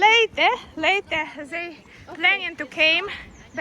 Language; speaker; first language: English; non-native, learner; Russian